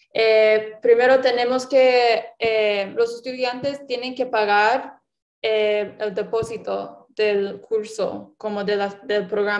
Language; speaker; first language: Spanish; non-native, fluent; English